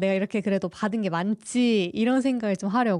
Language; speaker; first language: Korean; native; Korean